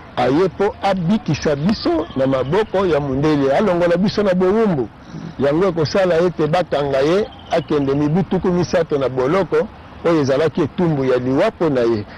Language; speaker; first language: Lingala; non-native, local second language; Kongo